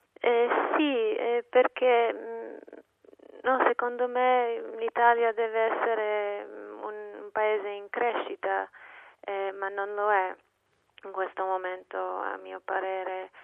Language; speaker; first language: Italian; non-native, fluent; English